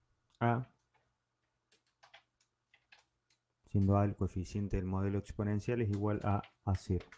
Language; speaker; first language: Spanish; native; Spanish